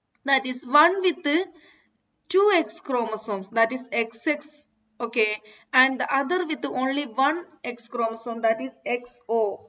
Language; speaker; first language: English; non-native, local second language; Malayalam